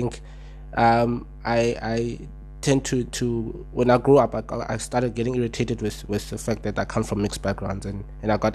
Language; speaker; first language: English; non-native, local second language; Xhosa